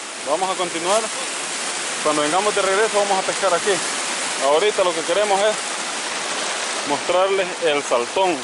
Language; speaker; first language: Spanish; native; Spanish